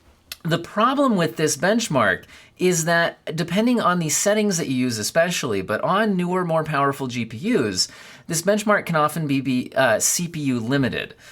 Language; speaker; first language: English; native; English